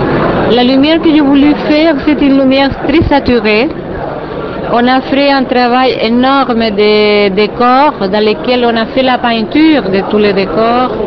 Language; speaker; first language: French; non-native, fluent; Spanish